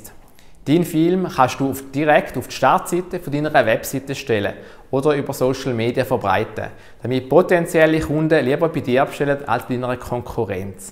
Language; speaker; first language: German; native; German